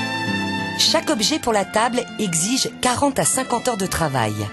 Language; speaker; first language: French; native; French